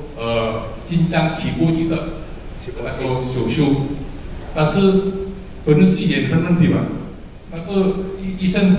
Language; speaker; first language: Chinese; early bilingual, heritage; Chinese